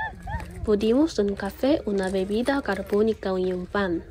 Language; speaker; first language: Spanish; non-native, learner; Korean